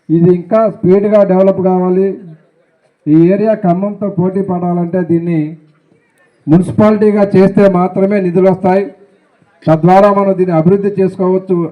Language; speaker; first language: Telugu; native; Telugu